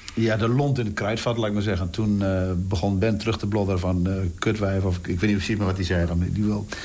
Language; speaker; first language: Dutch; native; Dutch